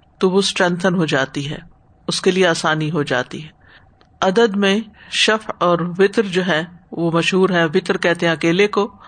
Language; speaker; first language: Urdu; native; Urdu